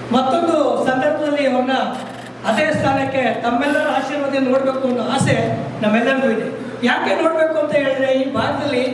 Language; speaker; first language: Kannada; native; Kannada